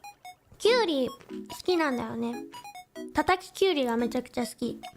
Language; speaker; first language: Japanese; non-native, learner; English